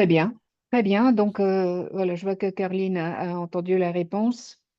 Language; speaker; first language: French; native; French